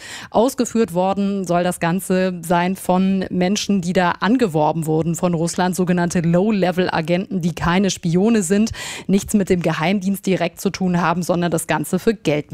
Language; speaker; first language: German; native; German